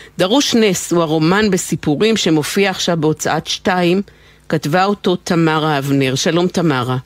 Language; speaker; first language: Hebrew; native; Hebrew